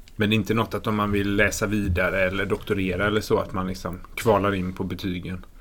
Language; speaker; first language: Swedish; native; Swedish